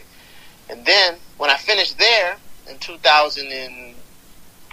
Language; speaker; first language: English; native; English